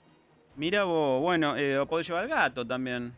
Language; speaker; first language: Spanish; native; Spanish